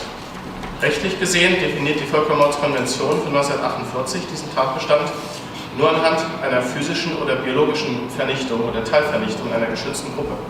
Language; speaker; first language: German; native; German